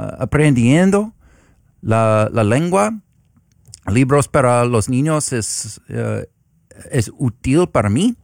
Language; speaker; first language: Spanish; non-native, learner; English